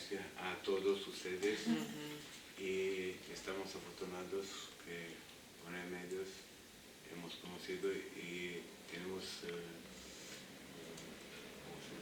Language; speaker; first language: Spanish; non-native, fluent; Italian